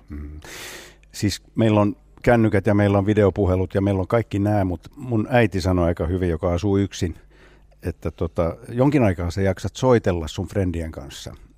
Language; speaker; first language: Finnish; native; Finnish